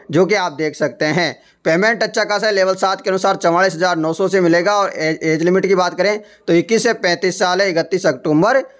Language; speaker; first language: Hindi; native; Hindi